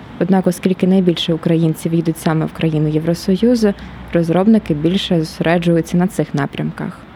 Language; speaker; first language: Ukrainian; native; Ukrainian